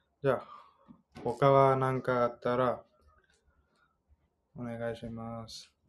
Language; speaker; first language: Japanese; non-native, fluent; Hindi